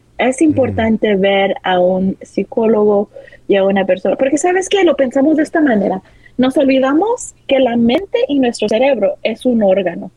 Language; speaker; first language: Spanish; early bilingual, heritage; Spanish